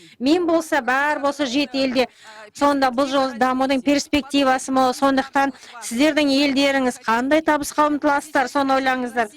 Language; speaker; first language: Kazakh; non-native, local second language; Russian